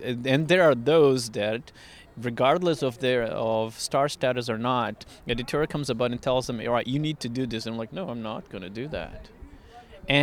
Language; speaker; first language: English; non-native, fluent; Portuguese